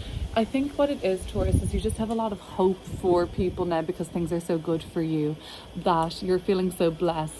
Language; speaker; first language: English; native; English